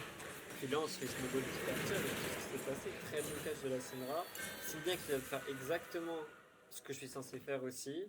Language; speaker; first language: French; native; French